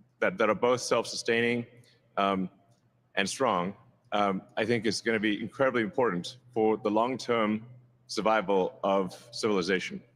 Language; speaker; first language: English; native; English